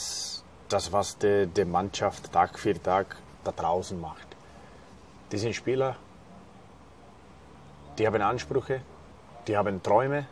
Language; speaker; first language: German; non-native, fluent; Slovak